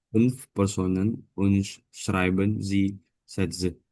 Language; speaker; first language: German; non-native, learner; Indonesian